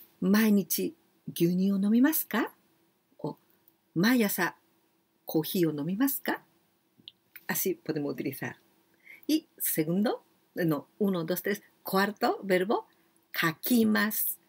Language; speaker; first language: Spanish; non-native, learner; Japanese